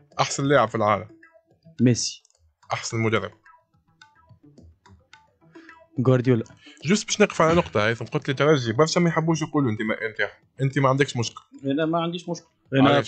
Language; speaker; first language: Arabic; native; Arabic